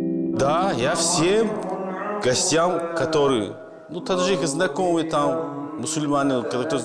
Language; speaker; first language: Russian; non-native, local second language; Tajik